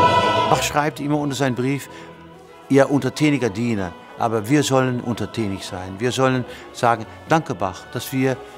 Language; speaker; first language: German; non-native, fluent; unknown